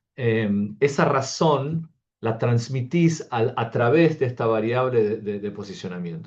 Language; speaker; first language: Spanish; early bilingual, heritage; Spanish